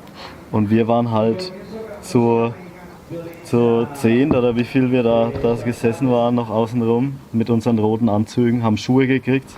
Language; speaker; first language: German; native; German